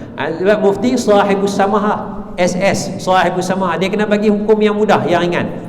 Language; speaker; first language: Malay; native; Malay